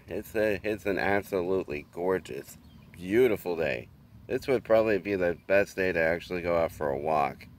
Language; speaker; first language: English; native; English